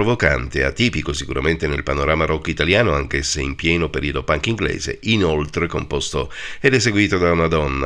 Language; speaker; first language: Italian; native; Italian